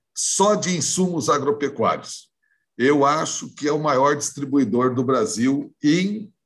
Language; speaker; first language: Portuguese; native; Portuguese